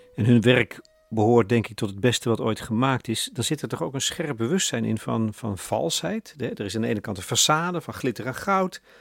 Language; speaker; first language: Dutch; native; Dutch